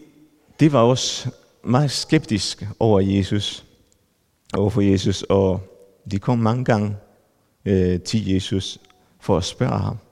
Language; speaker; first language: Danish; non-native, fluent; Spanish